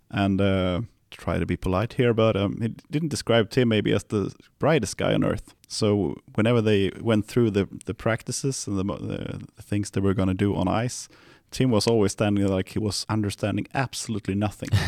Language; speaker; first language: English; non-native, fluent; Swedish